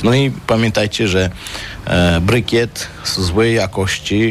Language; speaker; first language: Polish; non-native, fluent; Armenian